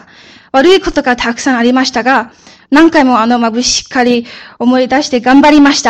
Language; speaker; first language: Japanese; early bilingual, other home language; Chinese